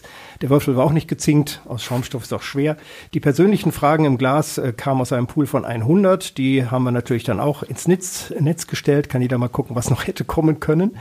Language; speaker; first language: German; native; German